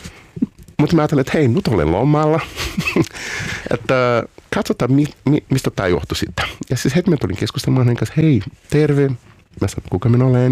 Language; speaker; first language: Finnish; non-native, learner; Portuguese